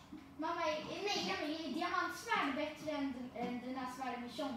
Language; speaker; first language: Swedish; native; Swedish